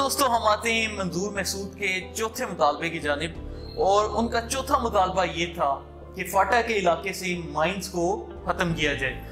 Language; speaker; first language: Urdu; non-native, local second language; Punjabi